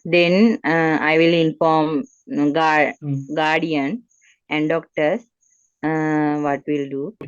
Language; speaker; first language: English; non-native, learner; Sinhala